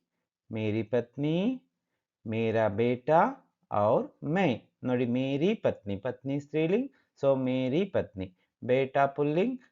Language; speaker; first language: Hindi; non-native, fluent; Kannada